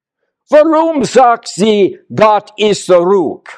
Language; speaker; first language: German; non-native, learner; English